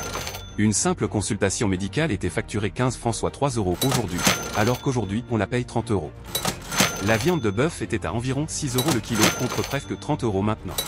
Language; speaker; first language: French; native; French